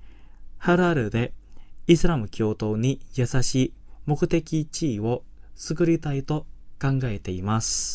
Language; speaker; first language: Japanese; non-native, fluent; Indonesian